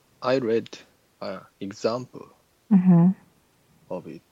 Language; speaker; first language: English; non-native, learner; Japanese